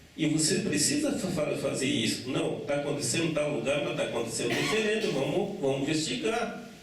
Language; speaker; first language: Portuguese; non-native, local second language; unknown